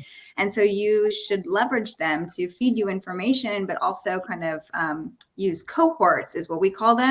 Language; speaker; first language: English; native; English